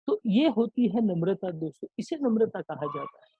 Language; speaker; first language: Hindi; non-native, local second language; Marathi